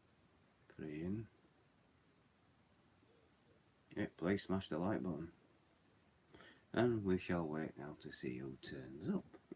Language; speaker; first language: English; native; English